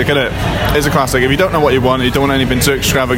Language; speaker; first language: English; native; English